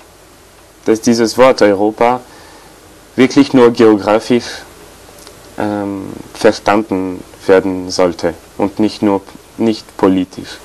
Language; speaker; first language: German; non-native, fluent; French